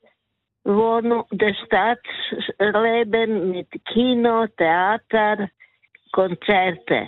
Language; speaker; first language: German; non-native, fluent; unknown